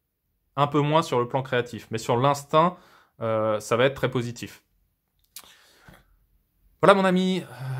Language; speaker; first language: French; native; French